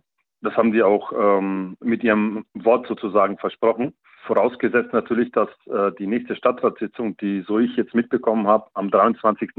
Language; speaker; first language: German; native; German